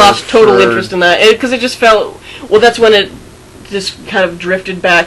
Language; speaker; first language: English; native; English